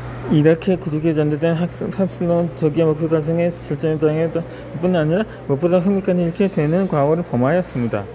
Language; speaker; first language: Korean; native; Korean